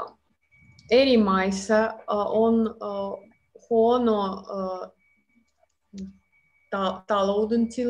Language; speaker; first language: Finnish; non-native, learner; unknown